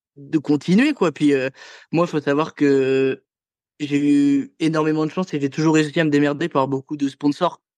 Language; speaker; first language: French; native; French